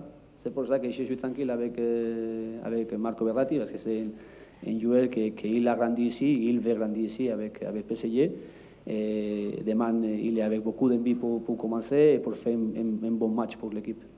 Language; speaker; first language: French; non-native, learner; Spanish